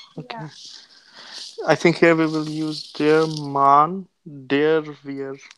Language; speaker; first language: German; non-native, learner; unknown